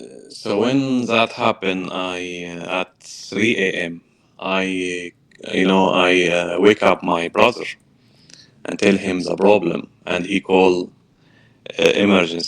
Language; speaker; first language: English; non-native, learner; Arabic